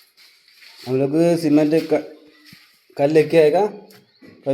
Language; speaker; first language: Hindi; non-native, local second language; Malayalam